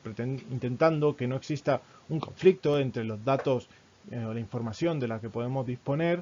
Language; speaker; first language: Spanish; native; Spanish